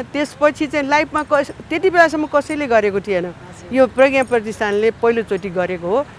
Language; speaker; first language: Nepali; non-native, local second language; Newari